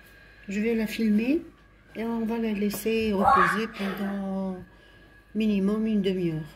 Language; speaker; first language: French; non-native, local second language; Arabic